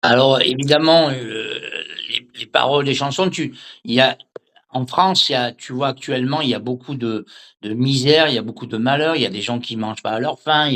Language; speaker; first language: French; native; French